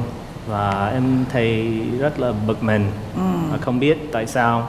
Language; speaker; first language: Vietnamese; non-native, fluent; English